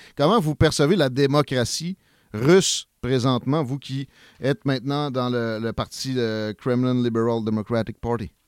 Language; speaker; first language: French; native; French